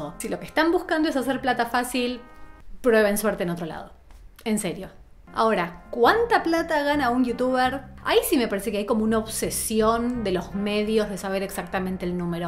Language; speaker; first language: Spanish; native; Spanish